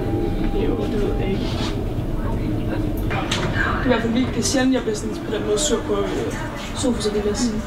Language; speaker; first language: Danish; native; Danish